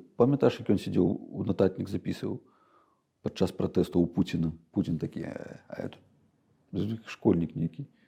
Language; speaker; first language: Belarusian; native; Belarusian